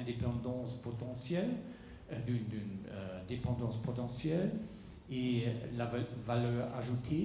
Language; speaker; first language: French; non-native, fluent; German